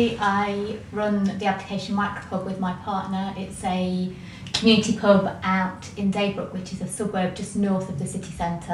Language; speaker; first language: English; native; English